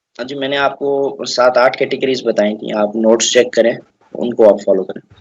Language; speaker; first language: Urdu; native; Urdu